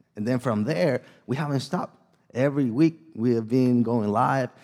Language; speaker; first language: English; non-native, fluent; Spanish